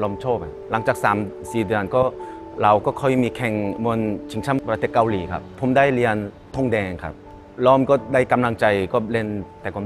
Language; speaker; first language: Thai; non-native, fluent; Korean